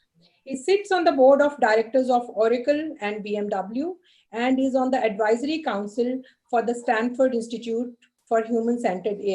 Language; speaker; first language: English; non-native, local second language; Hindi